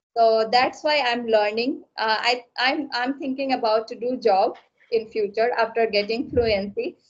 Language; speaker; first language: English; non-native, local second language; Assamese